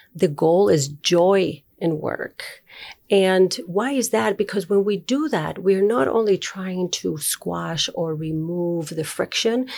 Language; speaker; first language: English; non-native, fluent; Spanish